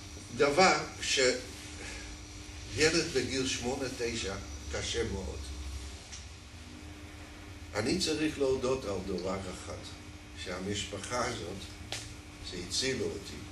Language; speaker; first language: Hebrew; non-native, fluent; Dutch